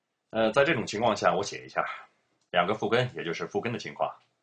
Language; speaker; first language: Chinese; native; Chinese